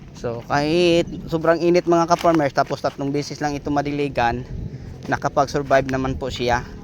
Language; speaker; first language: Filipino; non-native, local second language; Cebuano